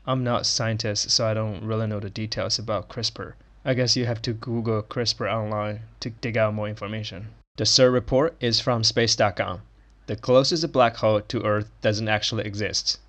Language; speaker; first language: English; non-native, fluent; Chinese